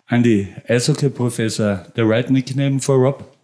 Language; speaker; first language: English; non-native, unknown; German